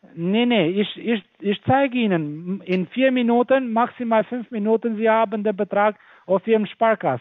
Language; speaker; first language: German; non-native, fluent; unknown